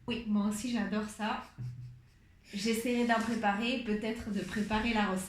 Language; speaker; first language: French; non-native, fluent; Spanish